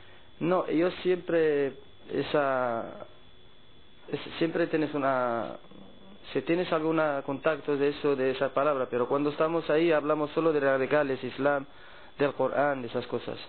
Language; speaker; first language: Spanish; non-native, learner; Arabic